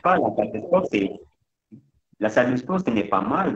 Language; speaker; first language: French; non-native, fluent; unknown